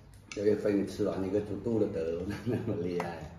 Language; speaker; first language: Chinese; native; Chinese